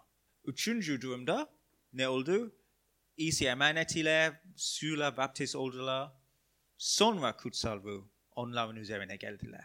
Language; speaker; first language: Turkish; non-native, fluent; English